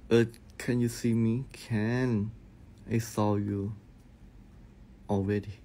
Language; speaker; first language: English; non-native, learner; Thai